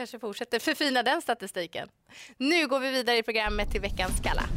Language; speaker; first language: Swedish; native; Swedish